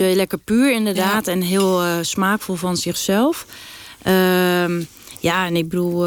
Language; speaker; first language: Dutch; native; Dutch